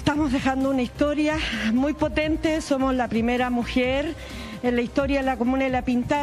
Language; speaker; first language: Spanish; native; Spanish